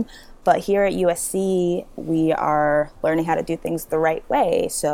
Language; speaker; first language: English; native; English